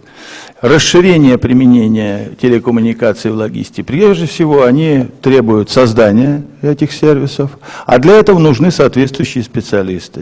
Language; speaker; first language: Russian; native; Russian